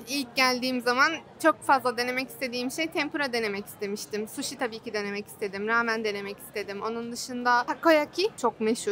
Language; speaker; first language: Turkish; native; Turkish